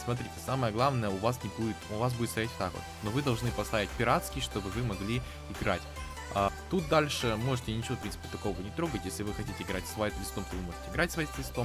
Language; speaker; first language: Russian; native; Russian